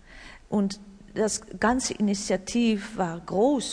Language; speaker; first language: German; non-native, learner; Dutch